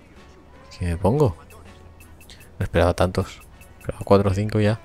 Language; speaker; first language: Spanish; native; Spanish